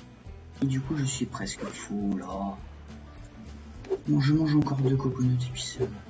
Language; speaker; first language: French; native; French